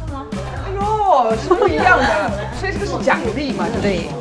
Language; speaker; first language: Chinese; native; Chinese